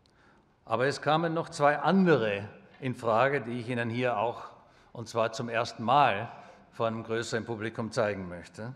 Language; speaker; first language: German; native; German